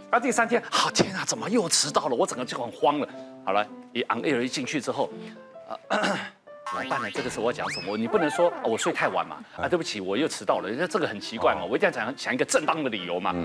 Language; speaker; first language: Chinese; native; Chinese